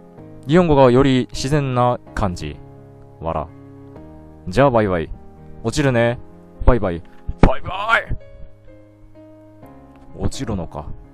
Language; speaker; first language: Japanese; non-native, learner; Korean